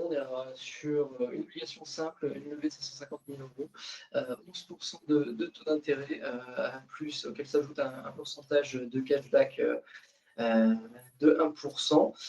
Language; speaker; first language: French; native; French